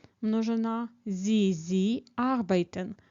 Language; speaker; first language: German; non-native, fluent; Ukrainian